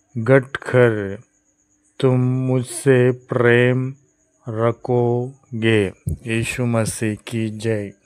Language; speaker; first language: Hindi; non-native, local second language; Telugu